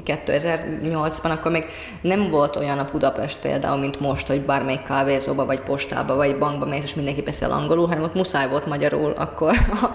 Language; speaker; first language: Hungarian; non-native, fluent; Finnish